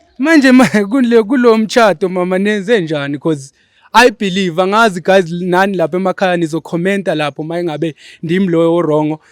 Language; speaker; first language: Zulu; non-native, local second language; Xhosa